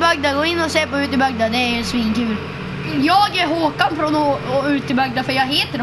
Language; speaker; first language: Swedish; native; Swedish